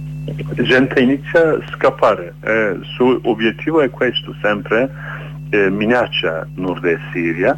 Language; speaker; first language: Italian; non-native, learner; Kurdish